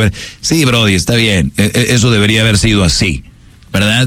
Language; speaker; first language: Spanish; native; Spanish